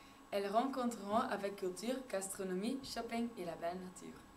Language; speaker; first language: French; non-native, learner; Dutch